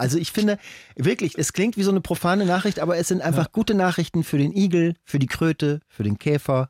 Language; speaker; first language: German; native; German